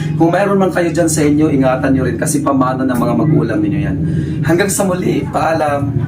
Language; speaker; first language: Filipino; non-native, local second language; Cebuano